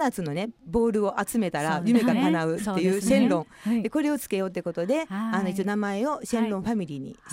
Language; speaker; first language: Japanese; native; Japanese